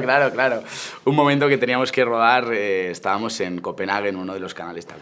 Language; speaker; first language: Spanish; native; Spanish